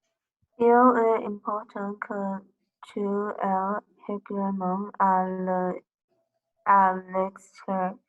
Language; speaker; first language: French; non-native, learner; English